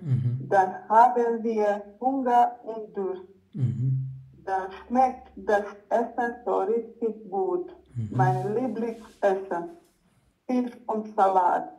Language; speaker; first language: German; non-native, learner; Croatian